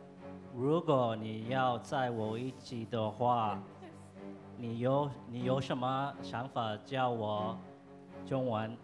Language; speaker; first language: Chinese; non-native, learner; English